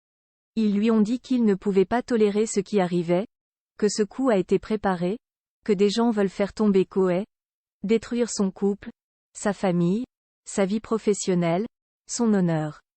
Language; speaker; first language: French; native; French